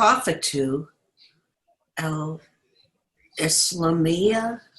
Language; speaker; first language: Arabic; non-native, learner; English